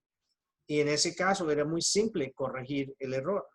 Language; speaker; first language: Spanish; early bilingual, heritage; Spanish